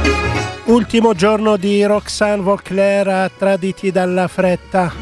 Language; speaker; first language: Italian; native; Italian